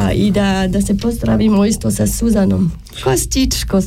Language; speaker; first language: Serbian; non-native, learner; French